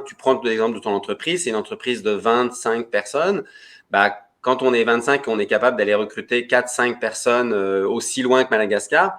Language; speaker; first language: French; native; French